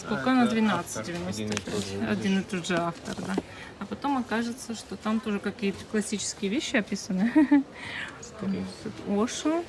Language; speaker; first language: Russian; native; Russian